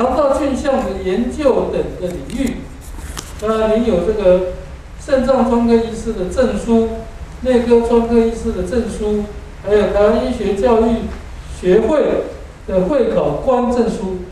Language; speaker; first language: Chinese; native; Chinese